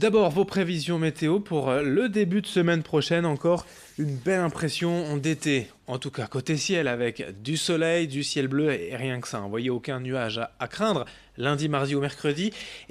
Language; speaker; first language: French; native; French